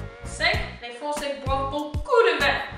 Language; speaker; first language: French; non-native, learner; English